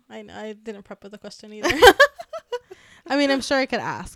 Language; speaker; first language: English; early bilingual, other home language; Spanish